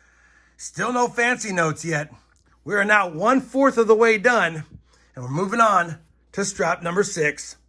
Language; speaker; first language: English; native; English